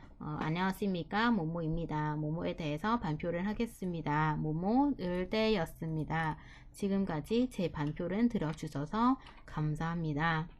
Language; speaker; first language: Korean; non-native, fluent; Vietnamese